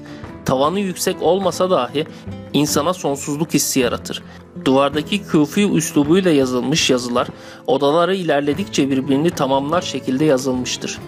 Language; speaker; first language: Turkish; native; Turkish